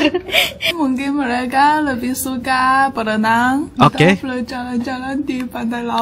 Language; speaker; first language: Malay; non-native, learner; Chinese